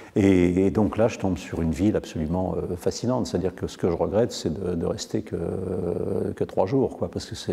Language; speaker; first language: French; native; French